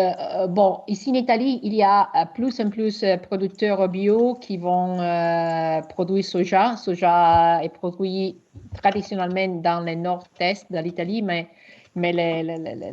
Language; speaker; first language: French; non-native, learner; Italian